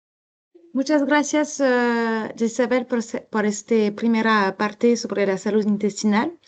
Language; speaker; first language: Spanish; non-native, learner; French